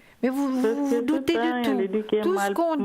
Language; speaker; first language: French; native; French